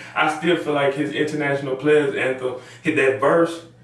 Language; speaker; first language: English; native; English